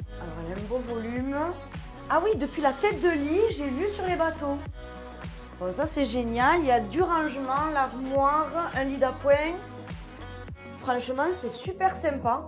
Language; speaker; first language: French; native; French